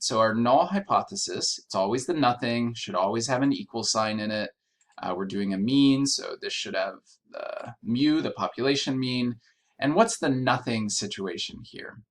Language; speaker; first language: English; native; English